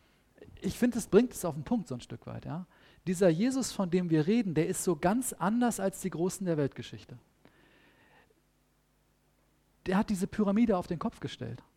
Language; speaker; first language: German; native; German